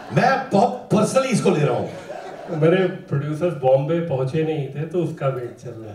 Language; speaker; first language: Hindi; native; Hindi